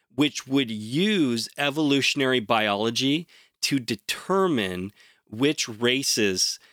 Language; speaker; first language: English; native; English